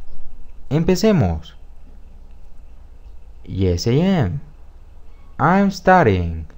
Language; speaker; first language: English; non-native, fluent; Spanish